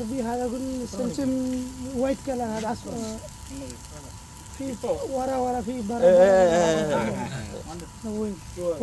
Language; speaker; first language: Arabic; non-native, learner; Hindi